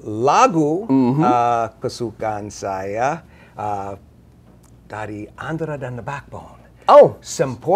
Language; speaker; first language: Indonesian; non-native, learner; English